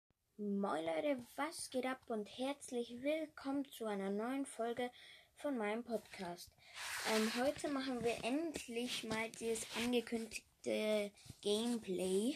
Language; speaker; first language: German; native; German